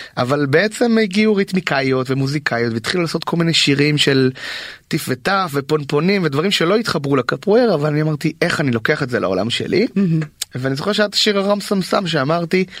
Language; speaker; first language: Hebrew; native; Hebrew